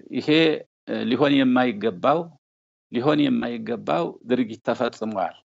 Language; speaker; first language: Amharic; native; Amharic